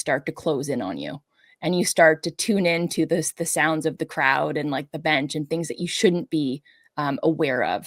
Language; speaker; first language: English; native; English